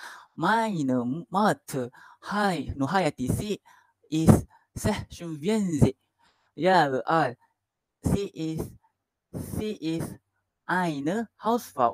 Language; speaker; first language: German; non-native, learner; Malay